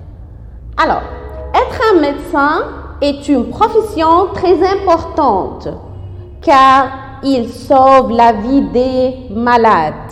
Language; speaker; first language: French; non-native, fluent; Arabic